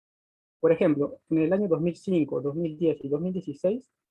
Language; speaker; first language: Spanish; native; Spanish